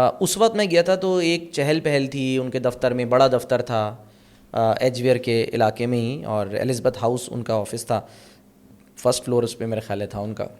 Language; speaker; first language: Urdu; native; Urdu